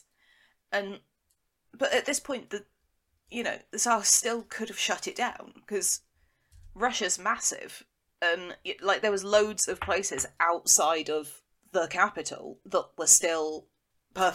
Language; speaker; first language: English; native; English